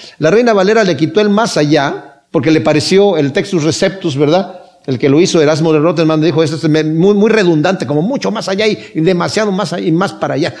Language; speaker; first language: Spanish; native; Spanish